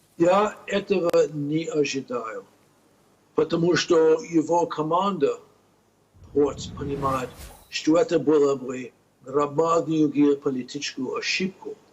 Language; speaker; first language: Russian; non-native, fluent; English